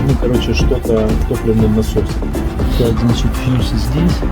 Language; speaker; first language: Russian; native; Russian